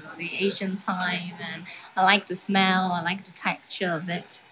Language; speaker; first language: English; non-native, local second language; Cantonese